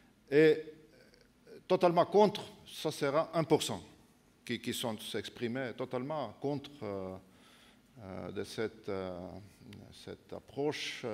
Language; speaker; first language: French; non-native, fluent; Estonian